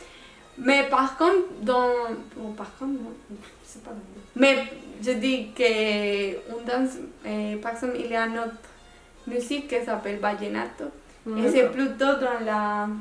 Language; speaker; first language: French; non-native, local second language; Spanish